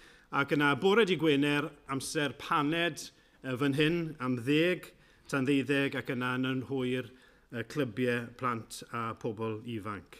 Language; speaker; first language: Welsh; native; Welsh